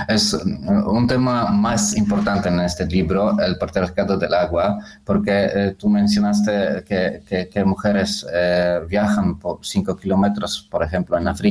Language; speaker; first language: Spanish; non-native, fluent; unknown